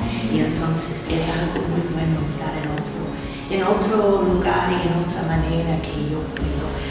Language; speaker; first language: Spanish; non-native, learner; English